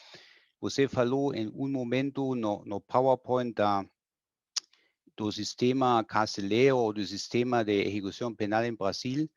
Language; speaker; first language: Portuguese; non-native, fluent; German